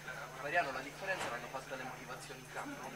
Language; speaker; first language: Italian; native; Italian